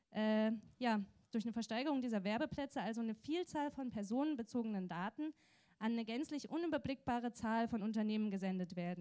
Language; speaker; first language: German; native; German